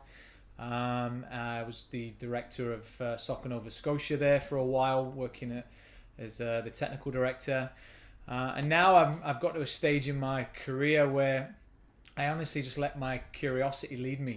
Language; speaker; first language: English; native; English